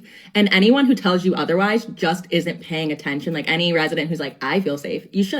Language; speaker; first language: English; native; English